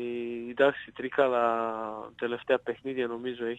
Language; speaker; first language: Greek; non-native, fluent; Serbian